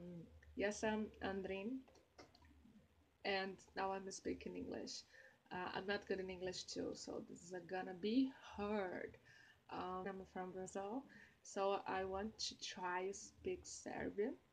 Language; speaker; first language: English; non-native, learner; Portuguese